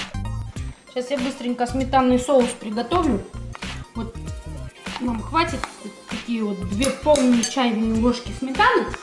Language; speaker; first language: Russian; native; Russian